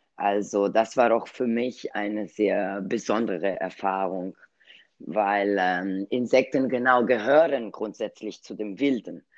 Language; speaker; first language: German; non-native, learner; Italian